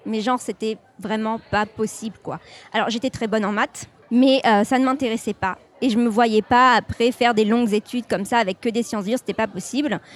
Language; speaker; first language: French; native; French